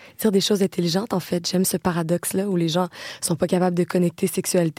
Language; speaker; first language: French; native; French